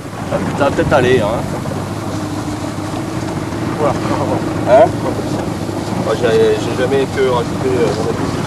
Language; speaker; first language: French; native; French